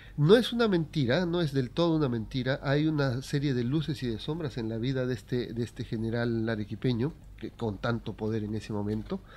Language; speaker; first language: Spanish; native; Spanish